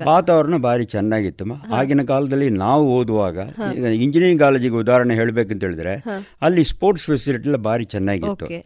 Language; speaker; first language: Kannada; native; Kannada